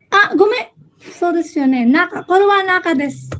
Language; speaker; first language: Japanese; non-native, fluent; Filipino